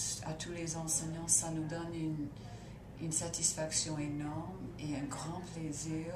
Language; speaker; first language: French; non-native, fluent; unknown